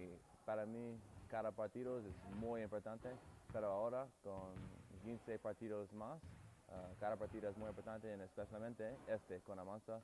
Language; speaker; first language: Spanish; non-native, learner; English